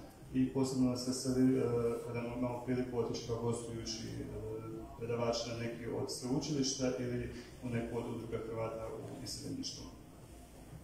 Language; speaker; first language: Croatian; native; Croatian